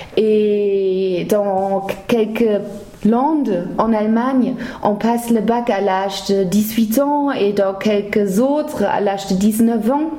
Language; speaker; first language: French; non-native, fluent; German